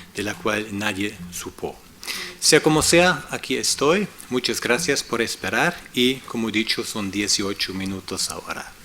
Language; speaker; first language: Spanish; non-native, fluent; German